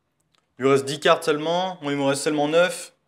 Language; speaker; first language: French; native; French